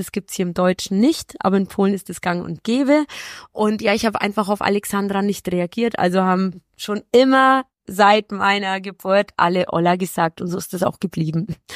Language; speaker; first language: German; early bilingual, other home language; Polish